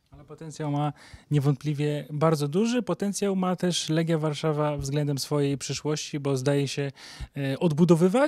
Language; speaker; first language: Polish; native; Polish